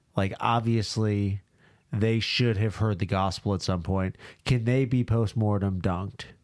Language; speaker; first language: English; native; English